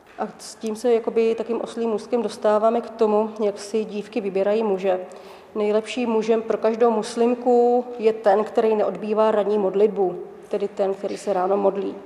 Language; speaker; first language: Czech; native; Czech